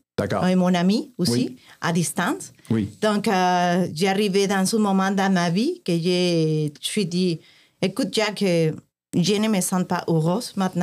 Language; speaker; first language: French; non-native, fluent; Spanish